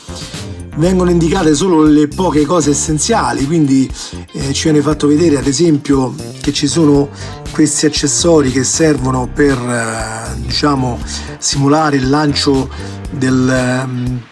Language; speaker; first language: Italian; native; Italian